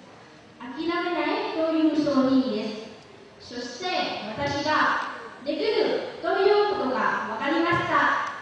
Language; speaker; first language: Japanese; non-native, learner; Lao